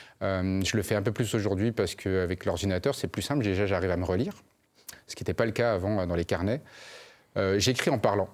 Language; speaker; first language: French; early bilingual, other home language; Khmer